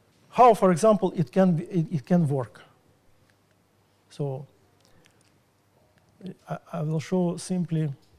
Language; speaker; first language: English; non-native, fluent; Russian